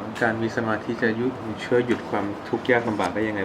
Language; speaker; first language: Thai; native; Thai